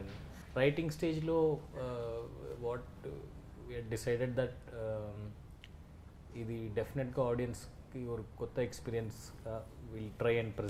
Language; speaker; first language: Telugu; non-native, learner; Tamil